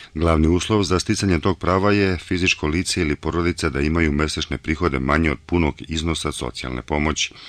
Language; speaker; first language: Bosnian; non-native, local second language; Bulgarian